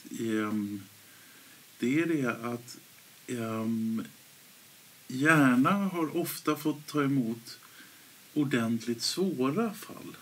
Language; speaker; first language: Swedish; native; Swedish